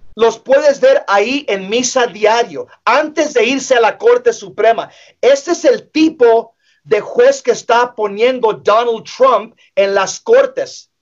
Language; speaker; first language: Spanish; early bilingual, heritage; English